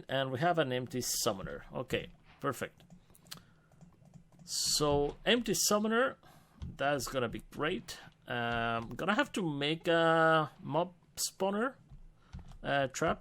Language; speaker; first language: English; non-native, fluent; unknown